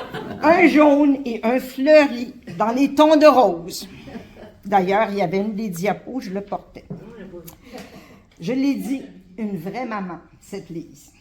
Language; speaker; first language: French; native; French